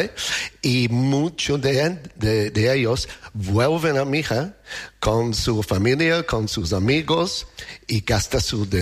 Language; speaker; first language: Spanish; non-native, learner; English